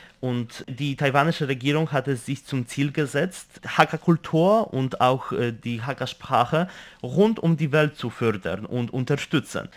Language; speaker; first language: German; non-native, fluent; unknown